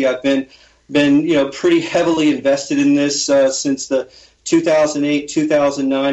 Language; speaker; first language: English; native; English